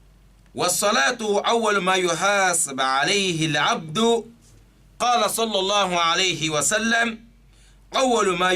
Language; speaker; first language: Arabic; non-native, fluent; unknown